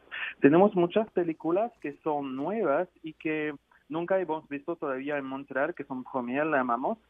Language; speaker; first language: Spanish; non-native, fluent; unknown